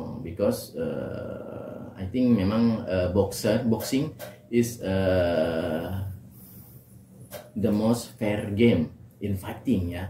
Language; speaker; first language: English; non-native, learner; Indonesian